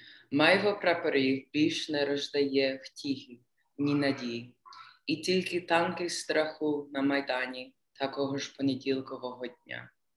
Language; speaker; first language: Ukrainian; non-native, fluent; English